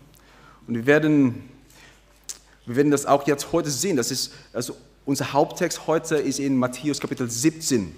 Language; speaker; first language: German; non-native, fluent; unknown